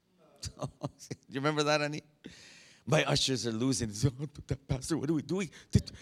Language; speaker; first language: English; native; English